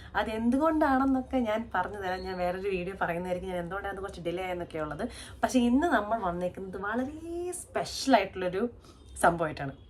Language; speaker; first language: Malayalam; native; Malayalam